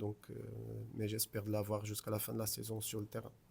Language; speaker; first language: French; non-native, fluent; Portuguese